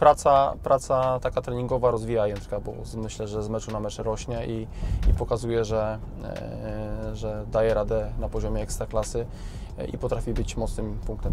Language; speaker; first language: Polish; native; Polish